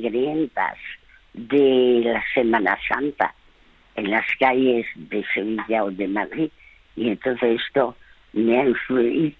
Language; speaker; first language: Spanish; early bilingual, other home language; French